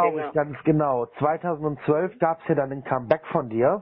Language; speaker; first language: German; native; German